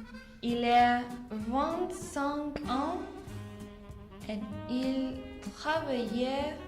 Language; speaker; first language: French; non-native, learner; Spanish